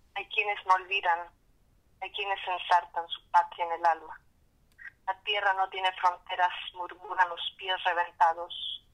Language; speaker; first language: Spanish; early bilingual, heritage; Spanish